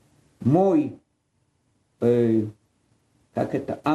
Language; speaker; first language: Russian; non-native, fluent; Polish